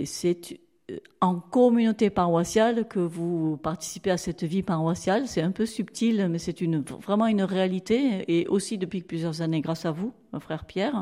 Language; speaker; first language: French; native; French